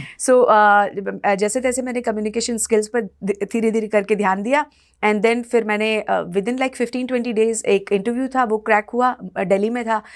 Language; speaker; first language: Hindi; native; Hindi